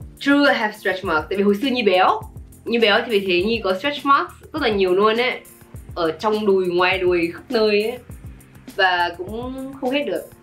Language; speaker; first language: Vietnamese; early bilingual, heritage; Vietnamese